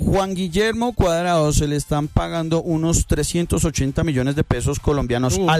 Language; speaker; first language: Spanish; native; Spanish